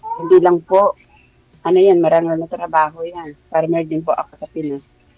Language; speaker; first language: Filipino; non-native, local second language; Iloko